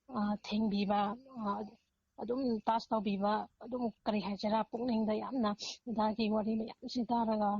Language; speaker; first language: Manipuri; non-native, local second language; Rongmei Naga